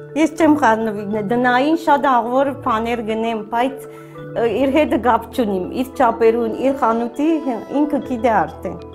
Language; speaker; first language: Armenian; early bilingual, heritage; Armenian